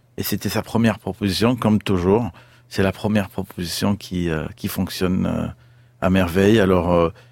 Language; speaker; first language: French; non-native, fluent; Arabic